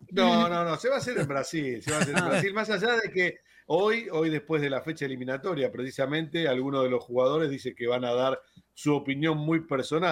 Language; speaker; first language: Spanish; native; Spanish